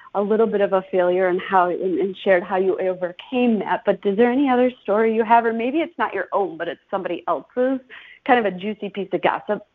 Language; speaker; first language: English; native; English